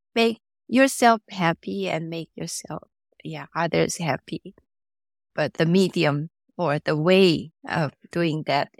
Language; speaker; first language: English; non-native, fluent; Korean